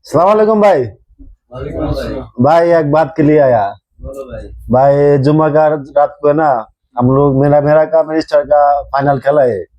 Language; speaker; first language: Hindi; non-native, learner; Bangla